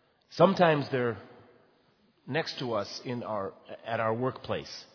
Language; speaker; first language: English; native; English